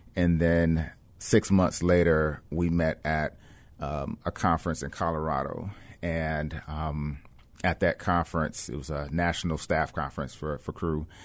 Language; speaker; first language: English; native; English